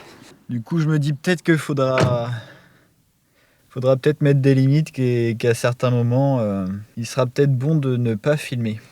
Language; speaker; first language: French; native; French